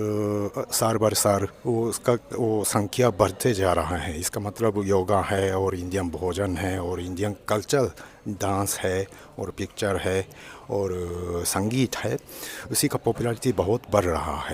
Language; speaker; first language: Hindi; non-native, fluent; Japanese